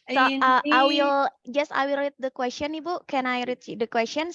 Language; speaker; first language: English; non-native, fluent; Indonesian